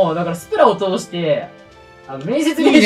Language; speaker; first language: Japanese; native; Japanese